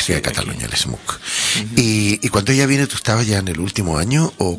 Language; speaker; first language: Spanish; native; Spanish